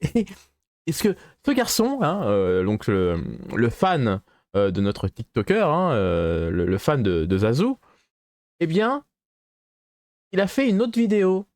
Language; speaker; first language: French; native; French